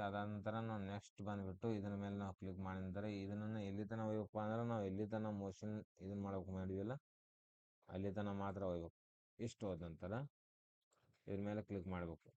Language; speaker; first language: Kannada; native; Kannada